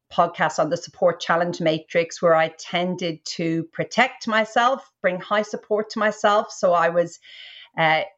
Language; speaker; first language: English; native; English